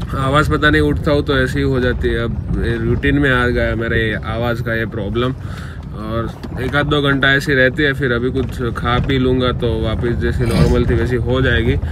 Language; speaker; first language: Hindi; non-native, local second language; Gujarati